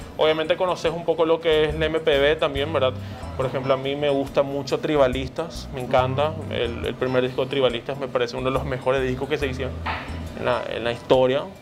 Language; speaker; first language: Spanish; early bilingual, other home language; Portuguese